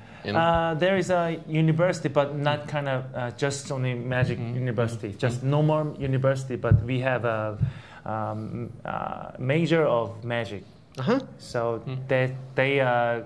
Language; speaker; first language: English; non-native, learner; Korean